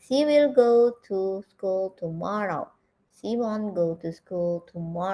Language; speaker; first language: English; non-native, fluent; Indonesian